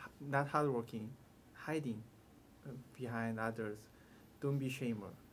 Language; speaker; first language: English; non-native, learner; Korean